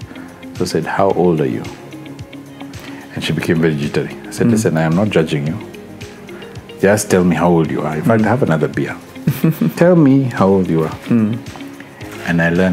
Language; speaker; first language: English; non-native, local second language; Swahili